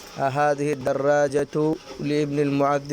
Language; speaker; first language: Arabic; non-native, fluent; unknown